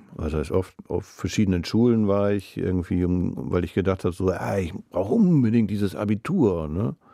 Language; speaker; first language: German; native; German